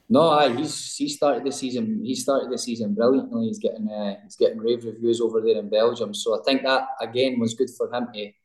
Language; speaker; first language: English; native; English